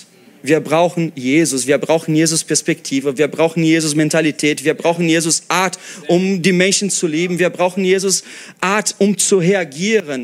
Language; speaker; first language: German; non-native, fluent; Portuguese